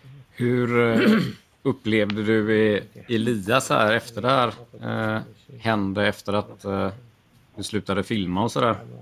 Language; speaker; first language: Swedish; native; Swedish